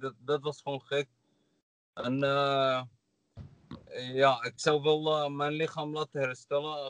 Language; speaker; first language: Dutch; non-native, learner; Arabic